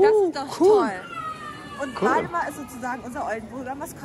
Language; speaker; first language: German; native; German